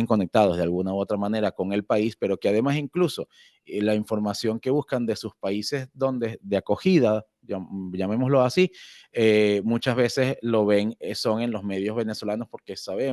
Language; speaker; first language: Spanish; native; Spanish